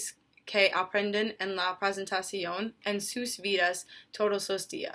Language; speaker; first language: Spanish; non-native, learner; English